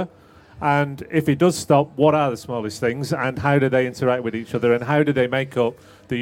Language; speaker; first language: English; native; English